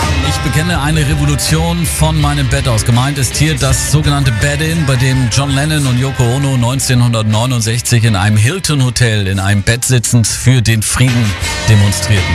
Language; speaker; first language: German; native; German